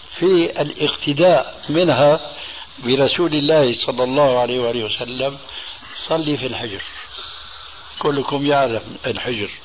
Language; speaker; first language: Arabic; early bilingual, other home language; Albanian